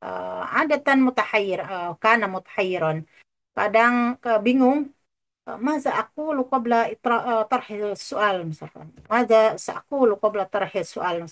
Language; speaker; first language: Arabic; non-native, fluent; Indonesian